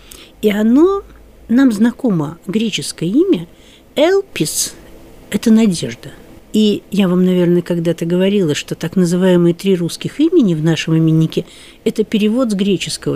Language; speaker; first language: Russian; native; Russian